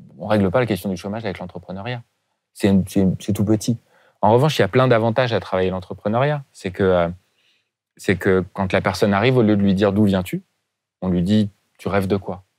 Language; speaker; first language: French; native; French